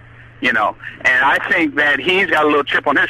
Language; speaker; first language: English; native; English